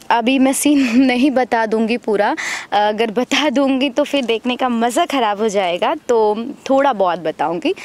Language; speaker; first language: Hindi; native; Hindi